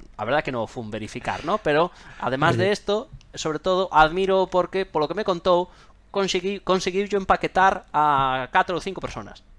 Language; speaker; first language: Galician; non-native, local second language; Spanish